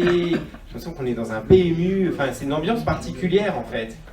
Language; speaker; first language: French; native; French